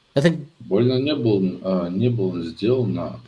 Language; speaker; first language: Russian; native; Russian